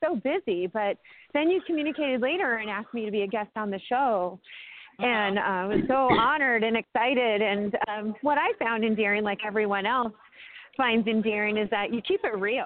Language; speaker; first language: English; native; English